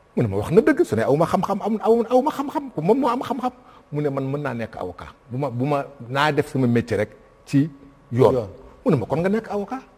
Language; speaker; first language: Wolof; non-native, local second language; Fula